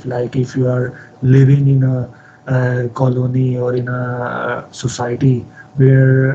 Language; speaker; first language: English; non-native, learner; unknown